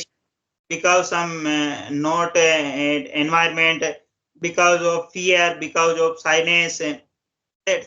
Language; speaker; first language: English; non-native, local second language; Hindi